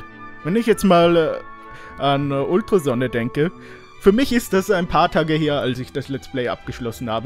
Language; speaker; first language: German; native; German